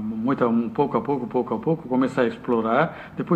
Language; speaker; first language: Portuguese; non-native, learner; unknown